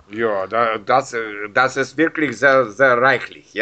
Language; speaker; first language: German; non-native, learner; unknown